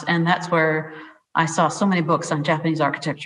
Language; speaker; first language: English; native; English